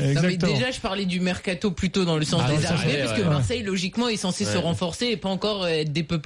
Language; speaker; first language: French; native; French